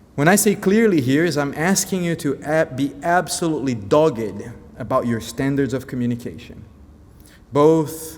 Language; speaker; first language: English; non-native, fluent; Portuguese